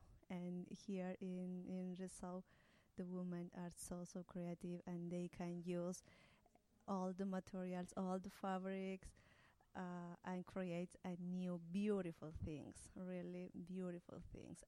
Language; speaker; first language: English; non-native, learner; Spanish